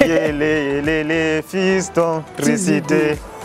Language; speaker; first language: French; non-native, local second language; Rundi